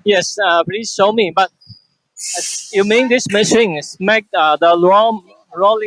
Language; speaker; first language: English; non-native, fluent; Chinese